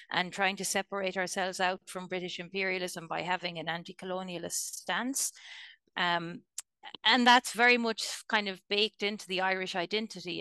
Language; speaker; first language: English; native; English